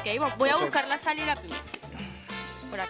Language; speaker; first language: Spanish; native; Spanish